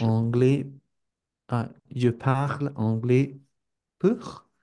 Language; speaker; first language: French; non-native, learner; Spanish